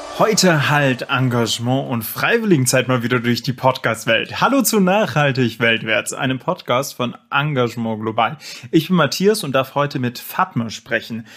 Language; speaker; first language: German; native; German